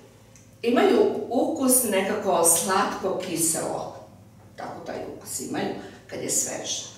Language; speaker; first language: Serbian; early bilingual, heritage; Serbian